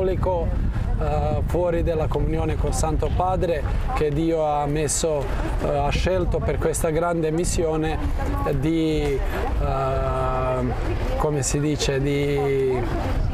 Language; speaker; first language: Italian; non-native, fluent; Croatian